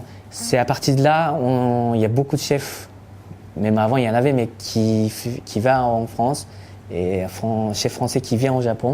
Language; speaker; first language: French; non-native, fluent; Japanese